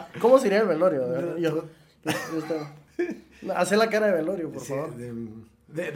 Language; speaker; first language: Spanish; native; Spanish